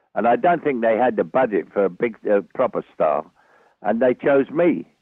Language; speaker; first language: English; native; English